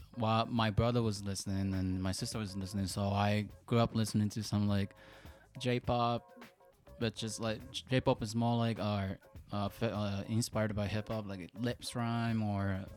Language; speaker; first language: English; non-native, fluent; Japanese